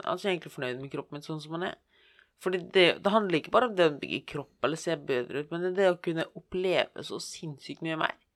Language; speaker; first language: Norwegian; native; Norwegian